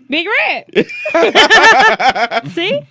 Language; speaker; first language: English; native; English